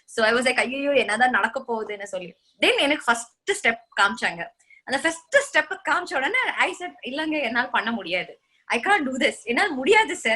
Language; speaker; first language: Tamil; non-native, fluent; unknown